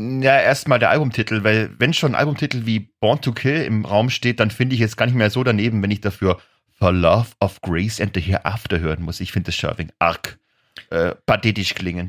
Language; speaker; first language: German; native; German